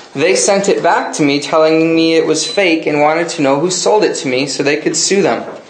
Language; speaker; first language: English; native; English